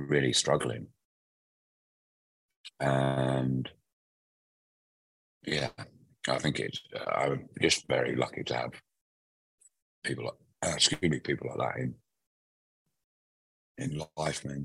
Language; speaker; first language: English; native; English